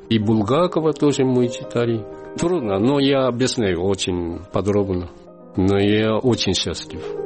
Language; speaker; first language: Russian; non-native, fluent; Japanese